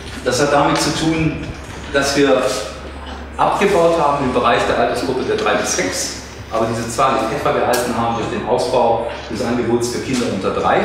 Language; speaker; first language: German; native; German